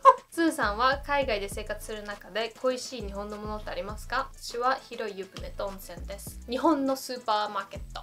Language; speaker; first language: Japanese; native; Japanese